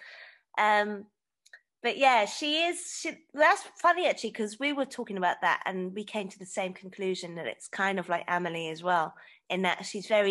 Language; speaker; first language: English; native; English